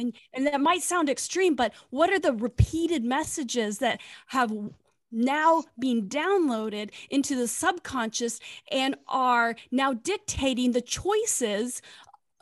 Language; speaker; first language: English; native; English